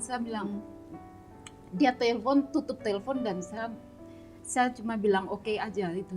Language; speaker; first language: Indonesian; non-native, local second language; Javanese